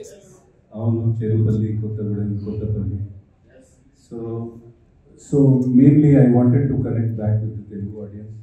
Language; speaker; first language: Telugu; non-native, fluent; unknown